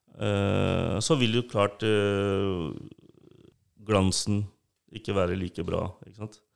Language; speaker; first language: Norwegian; non-native, local second language; Urdu